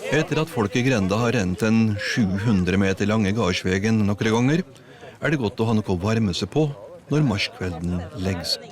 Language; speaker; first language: Norwegian; native; Norwegian